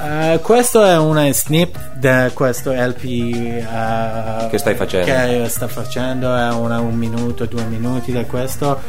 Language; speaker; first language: Italian; non-native, learner; Persian